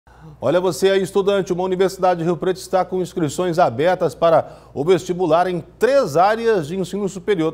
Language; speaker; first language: Portuguese; native; Portuguese